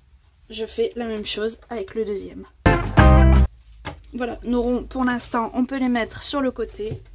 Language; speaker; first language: French; native; French